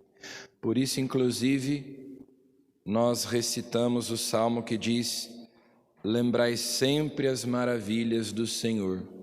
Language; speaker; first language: Portuguese; native; Portuguese